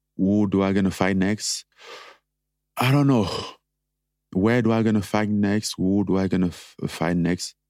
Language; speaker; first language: English; non-native, local second language; French